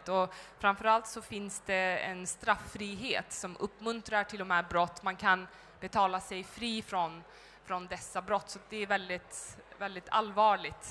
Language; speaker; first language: Swedish; early bilingual, other home language; Turkish